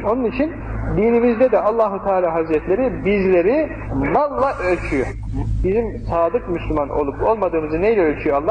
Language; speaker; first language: Turkish; native; Turkish